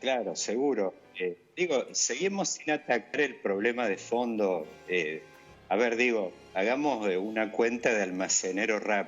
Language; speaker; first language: Spanish; native; Spanish